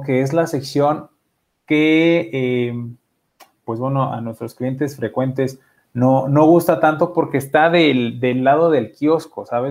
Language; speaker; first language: Spanish; native; Spanish